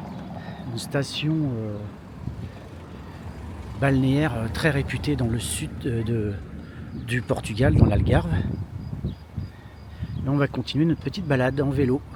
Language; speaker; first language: French; native; French